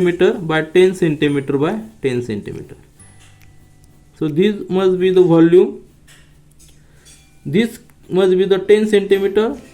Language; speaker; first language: English; non-native, local second language; Marathi